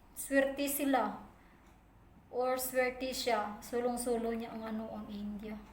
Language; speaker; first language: Filipino; non-native, local second language; Hiligaynon